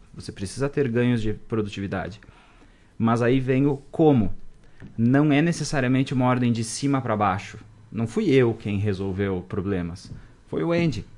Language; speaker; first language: Portuguese; native; Portuguese